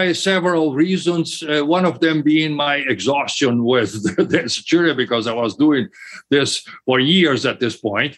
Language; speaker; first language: English; non-native, fluent; German